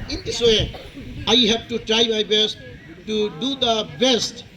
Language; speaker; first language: English; non-native, local second language; Bangla